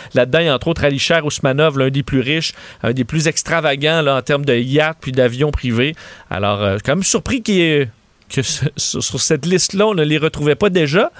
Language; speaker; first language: French; native; French